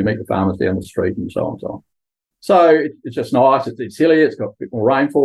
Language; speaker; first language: English; native; English